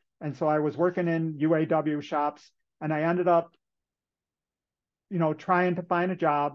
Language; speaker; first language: English; native; English